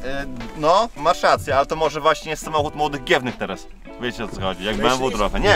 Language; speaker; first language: Polish; native; Polish